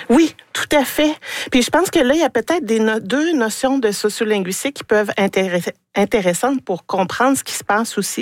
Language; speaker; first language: French; native; French